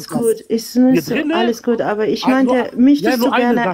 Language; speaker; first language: German; non-native, learner; Arabic